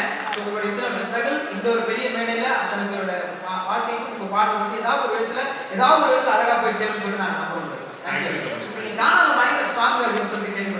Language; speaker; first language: Tamil; native; Tamil